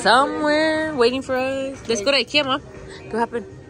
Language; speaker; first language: English; early bilingual, other home language; Spanish